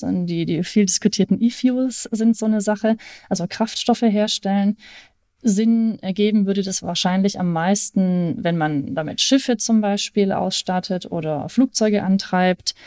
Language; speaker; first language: German; native; German